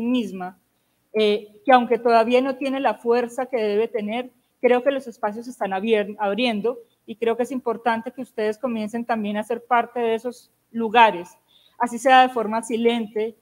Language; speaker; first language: Spanish; native; Spanish